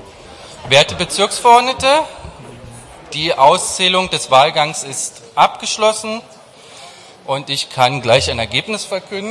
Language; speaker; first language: German; native; German